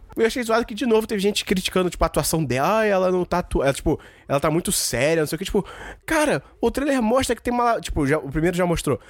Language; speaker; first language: Portuguese; native; Portuguese